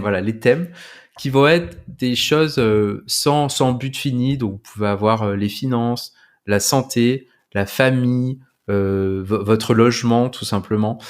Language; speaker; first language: French; native; French